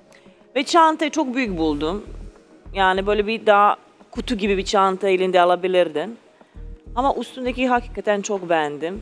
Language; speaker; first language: Turkish; native; Turkish